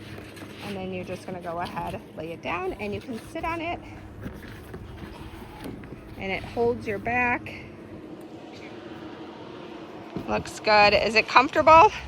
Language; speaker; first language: English; native; English